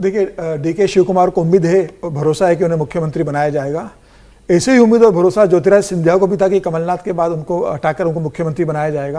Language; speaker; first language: Hindi; native; Hindi